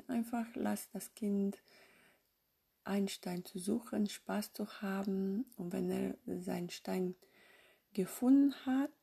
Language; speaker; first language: German; non-native, fluent; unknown